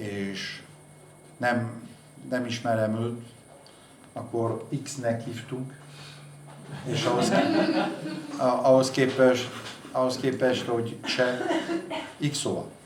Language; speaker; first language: Hungarian; non-native, fluent; French